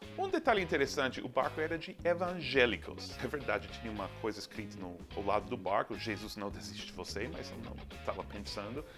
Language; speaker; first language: Portuguese; non-native, fluent; English